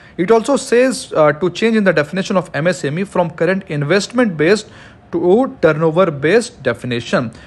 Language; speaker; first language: English; non-native, local second language; Hindi